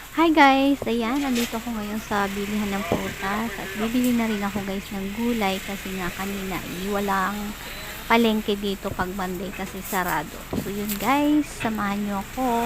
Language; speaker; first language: Filipino; native; Filipino